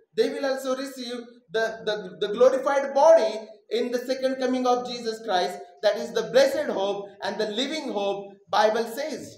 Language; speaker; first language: English; non-native, local second language; Marathi